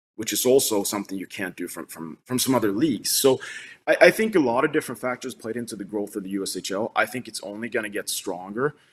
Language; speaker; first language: English; non-native, fluent; Swedish